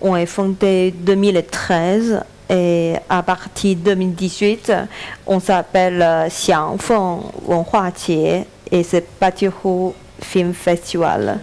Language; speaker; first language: French; non-native, learner; Chinese